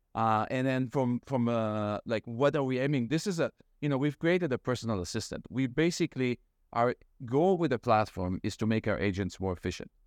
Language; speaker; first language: English; non-native, fluent; Hebrew